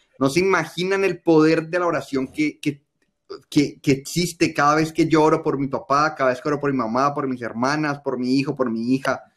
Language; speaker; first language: Spanish; native; Spanish